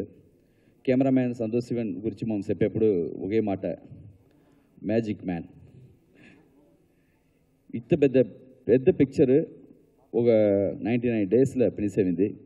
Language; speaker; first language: Telugu; non-native, learner; Tamil